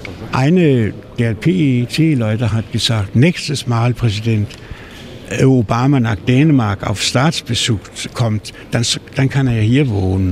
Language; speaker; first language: German; non-native, fluent; Danish